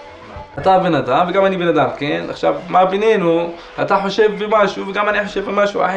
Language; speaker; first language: Hebrew; non-native, local second language; Arabic